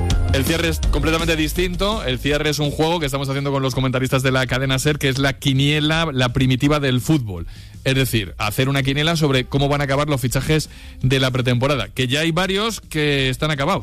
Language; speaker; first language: Spanish; native; Spanish